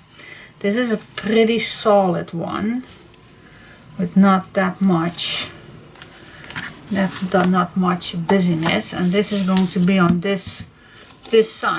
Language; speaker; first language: English; non-native, fluent; Dutch